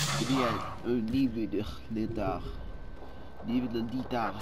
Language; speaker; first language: French; non-native, learner; Japanese